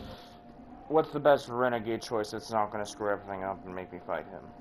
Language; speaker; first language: English; native; English